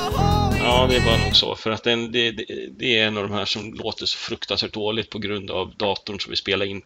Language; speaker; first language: Swedish; native; Swedish